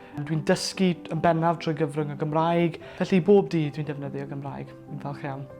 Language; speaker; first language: Welsh; non-native, local second language; English